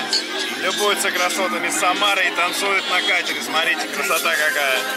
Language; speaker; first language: Russian; native; Russian